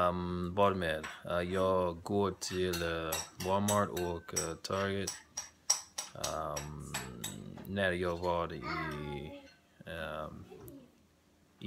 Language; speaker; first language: Swedish; non-native, learner; English